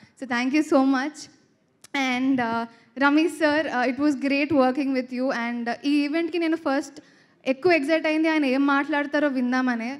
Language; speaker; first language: Telugu; native; Telugu